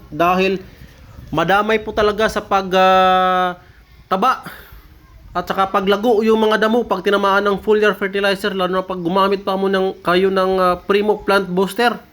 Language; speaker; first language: Filipino; non-native, local second language; Hiligaynon